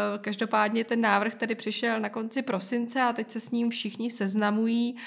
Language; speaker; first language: Czech; native; Czech